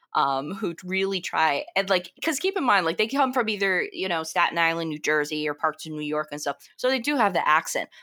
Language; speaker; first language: English; early bilingual, other home language; Italian